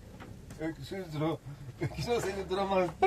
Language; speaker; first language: Turkish; native; Turkish